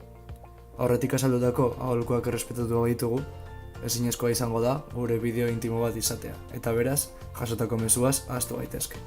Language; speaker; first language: Basque; non-native, local second language; Spanish